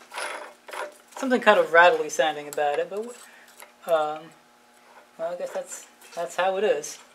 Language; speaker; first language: English; native; English